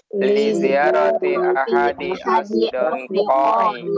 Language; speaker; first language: Arabic; non-native, learner; Indonesian